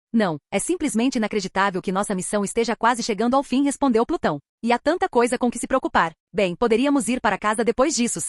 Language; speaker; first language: Portuguese; native; Portuguese